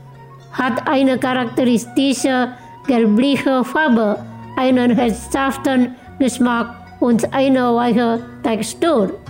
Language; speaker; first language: German; non-native, fluent; Indonesian